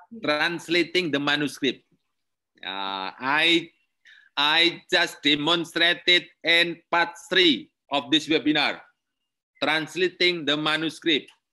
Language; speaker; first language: English; non-native, learner; Indonesian